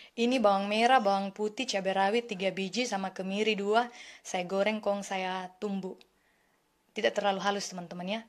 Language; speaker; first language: Indonesian; native; Indonesian